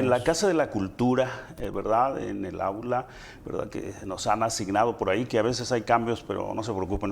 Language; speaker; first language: Spanish; native; Spanish